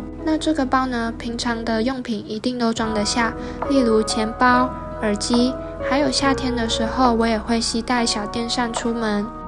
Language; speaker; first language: Chinese; native; Chinese